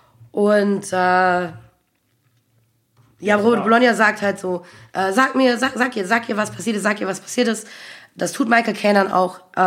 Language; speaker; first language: German; native; German